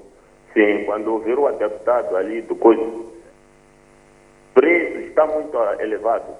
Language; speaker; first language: Portuguese; non-native, local second language; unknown